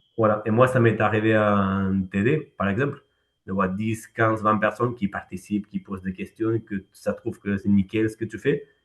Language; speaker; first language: French; non-native, fluent; Spanish